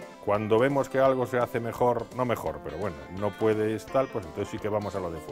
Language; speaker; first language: Spanish; native; Spanish